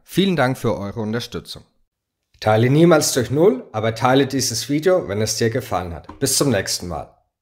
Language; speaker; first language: German; native; German